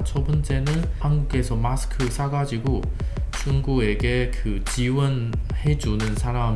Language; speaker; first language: Korean; non-native, learner; Chinese